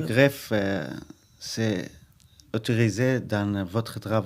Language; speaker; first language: French; non-native, learner; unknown